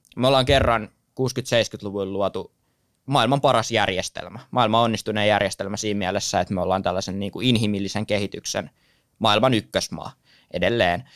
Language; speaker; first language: Finnish; native; Finnish